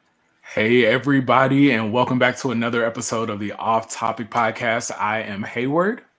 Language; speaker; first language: English; native; English